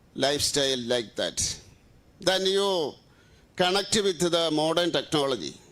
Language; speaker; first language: English; non-native, local second language; Malayalam